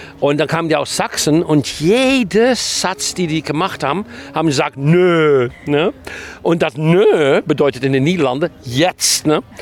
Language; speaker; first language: German; non-native, fluent; Dutch